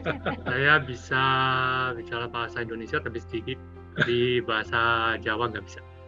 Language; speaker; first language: Indonesian; non-native, learner; French